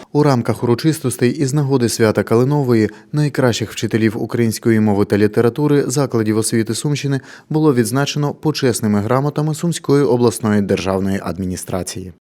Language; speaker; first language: Ukrainian; native; Ukrainian